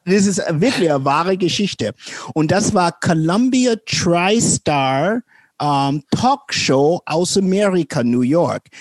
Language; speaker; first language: German; non-native, fluent; English